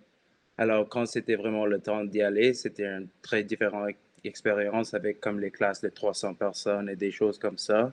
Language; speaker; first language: French; non-native, local second language; English